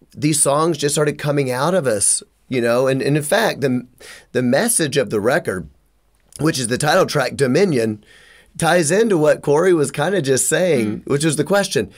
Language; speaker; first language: English; native; English